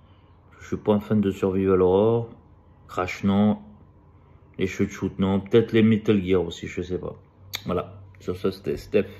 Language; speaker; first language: French; native; French